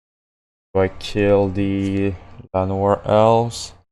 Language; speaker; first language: English; non-native, fluent; French